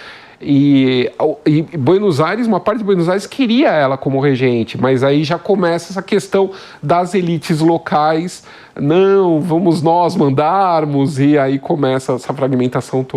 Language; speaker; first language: Portuguese; native; Portuguese